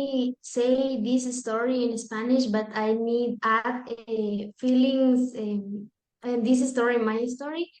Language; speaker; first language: English; non-native, learner; Spanish